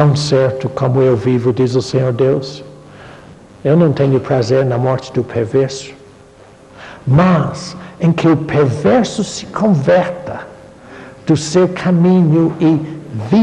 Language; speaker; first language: Portuguese; non-native, fluent; English